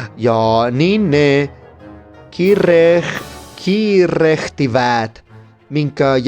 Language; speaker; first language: Finnish; non-native, learner; Spanish